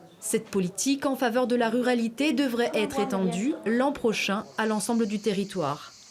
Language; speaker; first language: French; native; French